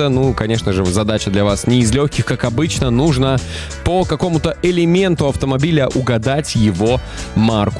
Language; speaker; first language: Russian; native; Russian